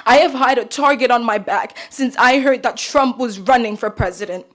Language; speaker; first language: English; early bilingual, other home language; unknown